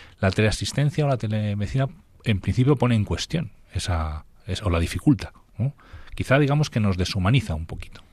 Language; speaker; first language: Spanish; native; Spanish